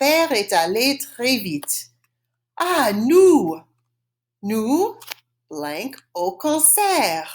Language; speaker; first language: French; non-native, fluent; English